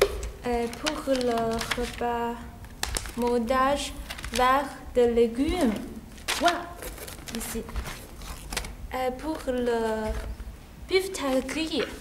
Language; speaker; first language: French; non-native, learner; Chinese